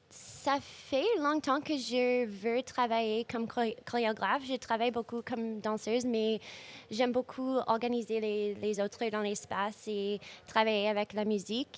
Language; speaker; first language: French; non-native, local second language; English